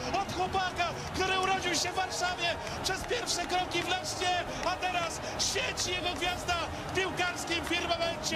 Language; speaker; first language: Polish; native; Polish